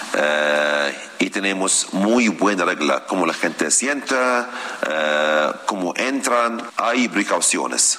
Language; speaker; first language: Spanish; non-native, learner; Arabic